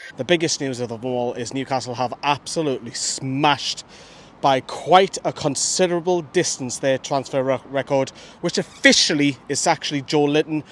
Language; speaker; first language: English; native; English